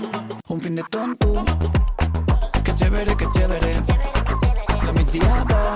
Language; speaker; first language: Catalan; native; Catalan